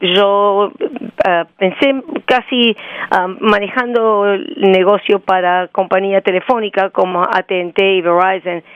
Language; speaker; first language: Spanish; native; Spanish